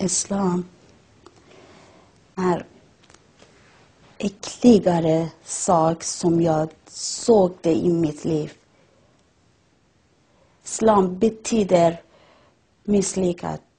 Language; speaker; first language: Swedish; non-native, learner; Persian